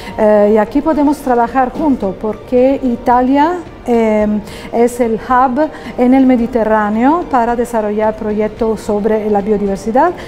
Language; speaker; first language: Spanish; non-native, fluent; Italian